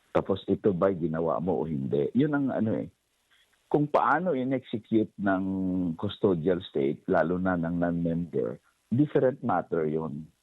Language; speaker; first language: Filipino; native; Filipino